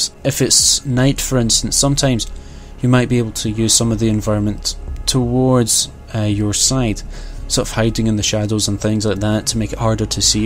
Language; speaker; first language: English; native; English